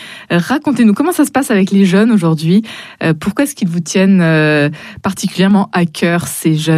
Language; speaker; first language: French; native; French